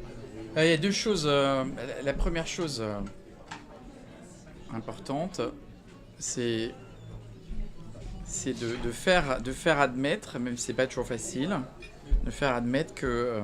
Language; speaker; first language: French; native; French